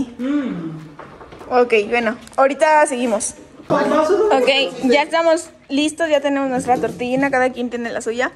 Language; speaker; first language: Spanish; native; Spanish